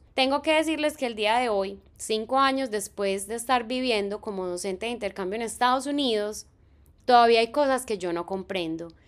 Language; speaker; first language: Spanish; native; Spanish